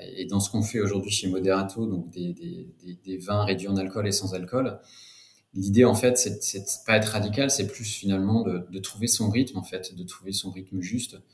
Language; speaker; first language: French; native; French